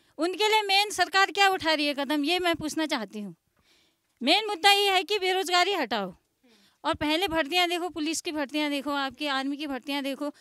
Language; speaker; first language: Hindi; native; Hindi